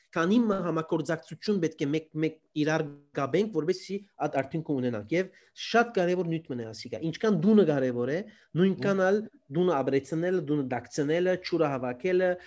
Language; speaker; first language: Armenian; early bilingual, heritage; Armenian